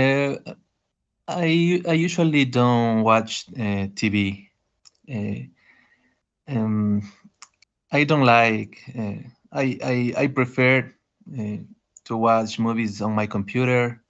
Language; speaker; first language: English; non-native, learner; Spanish